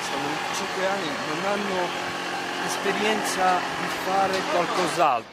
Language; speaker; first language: Italian; non-native, learner; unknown